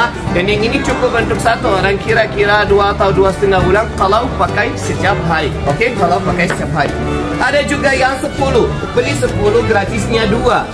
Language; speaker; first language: Indonesian; non-native, fluent; Turkish